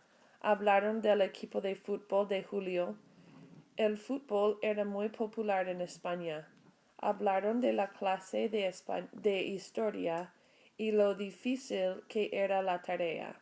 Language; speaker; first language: Spanish; non-native, fluent; English